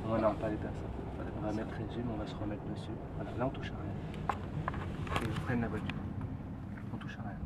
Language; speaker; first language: French; native; French